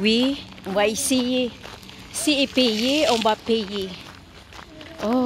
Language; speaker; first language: French; non-native, learner; Filipino